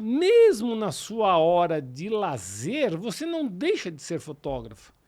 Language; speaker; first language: Portuguese; native; Portuguese